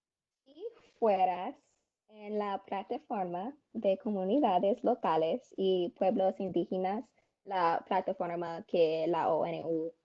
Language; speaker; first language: Spanish; non-native, learner; English